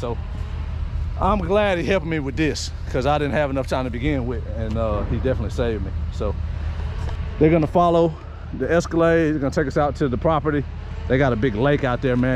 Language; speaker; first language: English; native; English